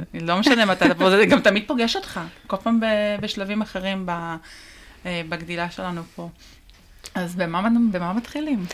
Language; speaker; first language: Hebrew; native; Hebrew